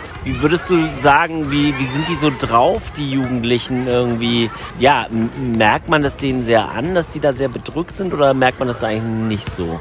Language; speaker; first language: German; native; German